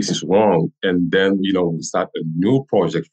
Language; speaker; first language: English; non-native, learner; French